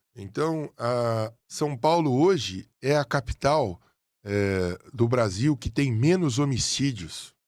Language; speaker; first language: Portuguese; native; Portuguese